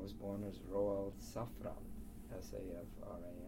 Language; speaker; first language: English; early bilingual, other home language; Polish